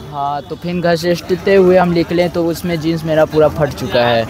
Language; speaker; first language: Hindi; native; Hindi